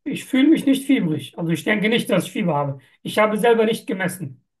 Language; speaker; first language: German; non-native, fluent; Turkish